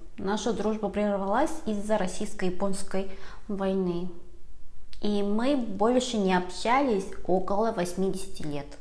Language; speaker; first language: Russian; early bilingual, other home language; Korean